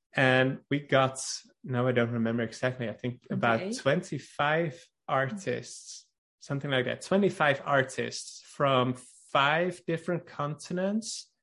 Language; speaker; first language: English; non-native, fluent; Dutch